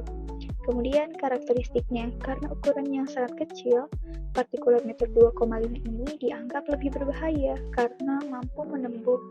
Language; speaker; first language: Indonesian; native; Indonesian